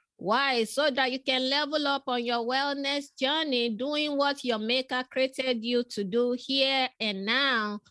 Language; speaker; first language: English; non-native, local second language; Yoruba